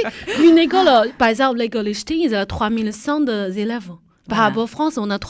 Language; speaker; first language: French; non-native, fluent; Chinese